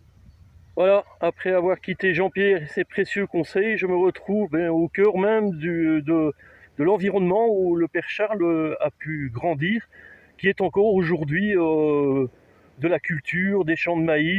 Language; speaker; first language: French; native; French